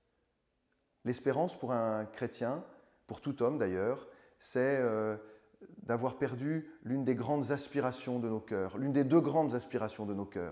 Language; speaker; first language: French; native; French